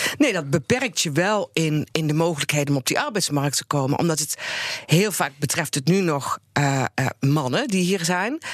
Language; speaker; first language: Dutch; native; Dutch